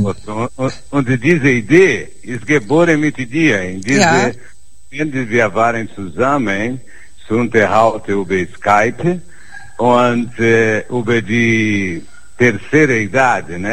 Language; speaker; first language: German; non-native, fluent; Portuguese